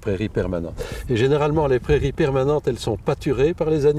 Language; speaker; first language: French; native; French